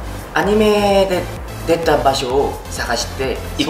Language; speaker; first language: Japanese; non-native, learner; Korean